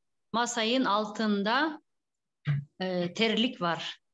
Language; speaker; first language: Turkish; non-native, learner; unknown